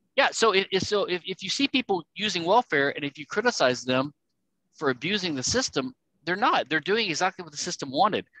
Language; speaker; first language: English; native; English